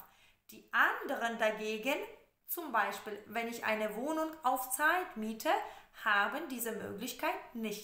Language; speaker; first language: German; non-native, fluent; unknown